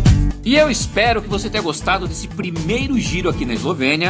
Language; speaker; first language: Portuguese; native; Portuguese